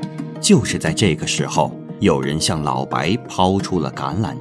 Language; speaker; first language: Chinese; native; Chinese